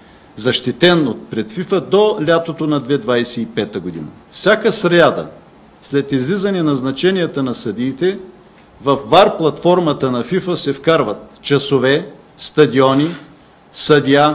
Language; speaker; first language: Bulgarian; native; Bulgarian